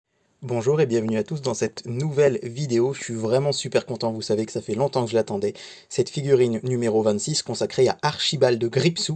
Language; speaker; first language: French; native; French